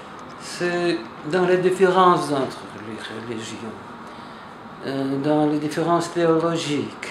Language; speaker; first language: French; non-native, fluent; Russian